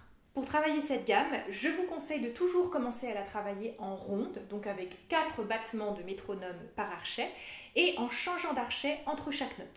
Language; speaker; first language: French; native; French